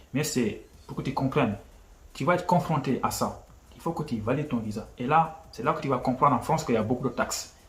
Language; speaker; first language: French; non-native, local second language; Wolof